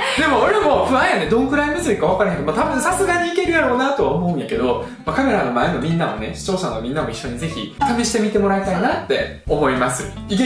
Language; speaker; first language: Japanese; early bilingual, other home language; Russian